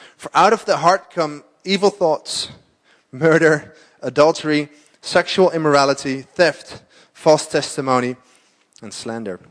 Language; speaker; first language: English; non-native, fluent; Dutch